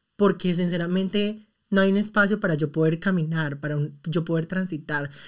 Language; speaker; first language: Spanish; native; Spanish